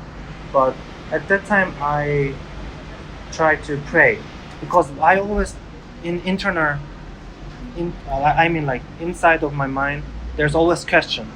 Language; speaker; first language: English; non-native, learner; Korean